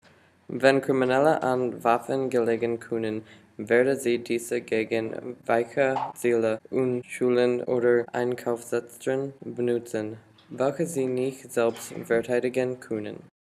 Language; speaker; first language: German; non-native, learner; English